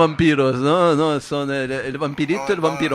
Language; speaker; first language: Spanish; non-native, fluent; Portuguese